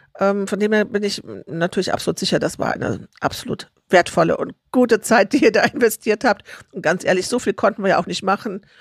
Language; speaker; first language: German; native; German